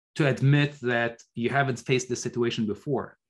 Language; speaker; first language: English; non-native, fluent; Arabic